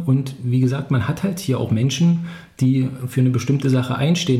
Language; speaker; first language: German; native; German